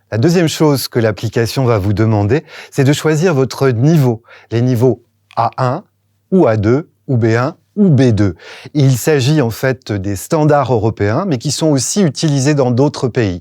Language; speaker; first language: French; native; French